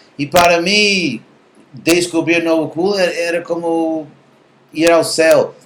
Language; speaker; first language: Portuguese; non-native, fluent; English